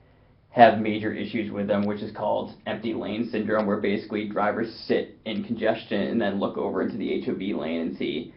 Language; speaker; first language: English; native; English